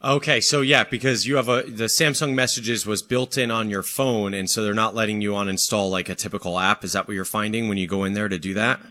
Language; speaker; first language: English; native; English